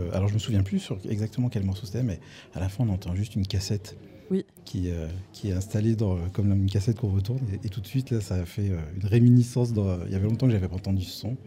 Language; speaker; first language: French; native; French